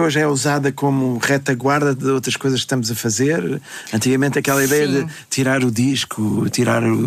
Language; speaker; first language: Portuguese; native; Portuguese